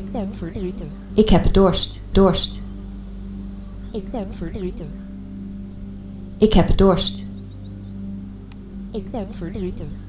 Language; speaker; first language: Dutch; non-native, learner; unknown